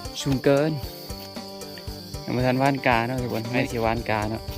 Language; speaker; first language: Thai; non-native, local second language; Northeastern Thai